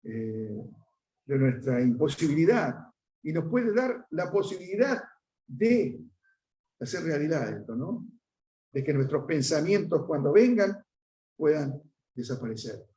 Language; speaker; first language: Spanish; native; Spanish